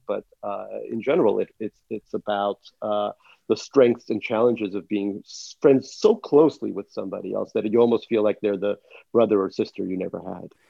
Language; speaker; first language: English; early bilingual, other home language; Russian